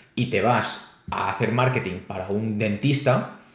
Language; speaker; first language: Spanish; native; Spanish